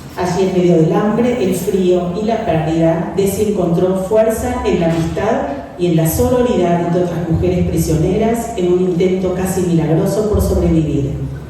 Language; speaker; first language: Spanish; native; Spanish